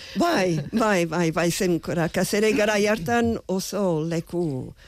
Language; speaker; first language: Basque; early bilingual, other home language; English